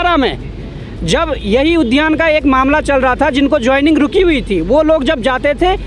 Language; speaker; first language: Hindi; native; Hindi